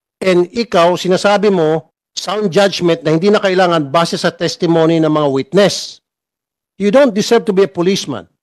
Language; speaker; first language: Filipino; native; Filipino